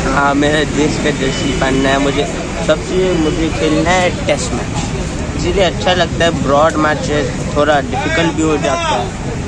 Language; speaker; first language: Hindi; non-native, local second language; Bangla